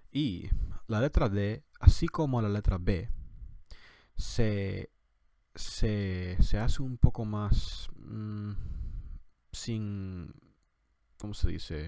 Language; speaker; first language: Spanish; non-native, fluent; English